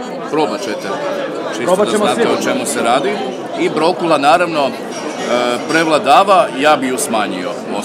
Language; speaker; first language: Croatian; native; Croatian